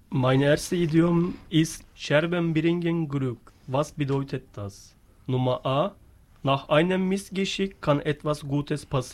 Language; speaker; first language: German; non-native, learner; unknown